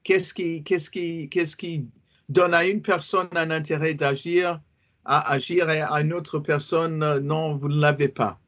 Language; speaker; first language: French; non-native, fluent; English